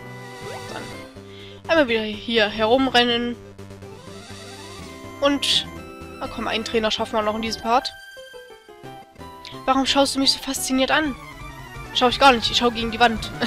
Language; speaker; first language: German; native; German